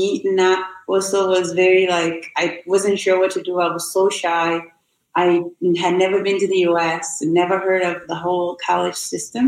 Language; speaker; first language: English; non-native, fluent; Rundi